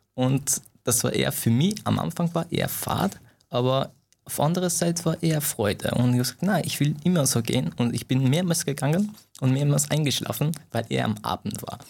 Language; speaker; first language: German; non-native, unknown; Persian